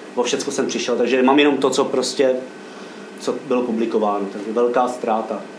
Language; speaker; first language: Czech; native; Czech